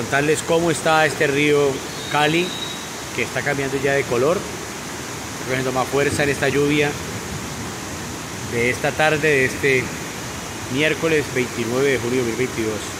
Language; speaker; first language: Spanish; native; Spanish